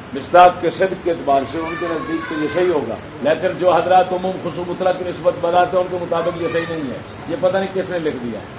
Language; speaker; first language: Urdu; non-native, local second language; Punjabi